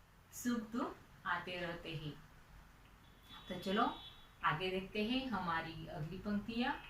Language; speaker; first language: Hindi; non-native, local second language; Marathi